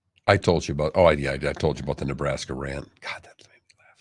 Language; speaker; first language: English; native; English